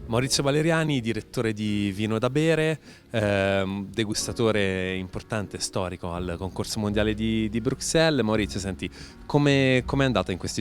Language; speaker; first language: Italian; native; Italian